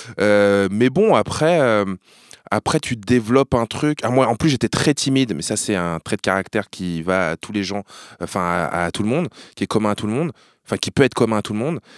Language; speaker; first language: French; native; French